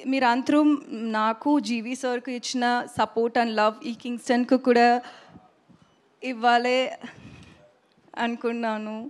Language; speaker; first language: Telugu; non-native, learner; Tamil